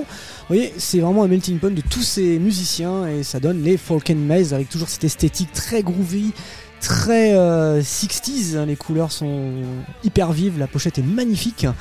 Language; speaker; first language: French; native; French